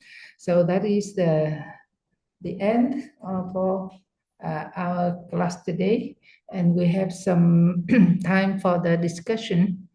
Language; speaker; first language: English; non-native, fluent; Vietnamese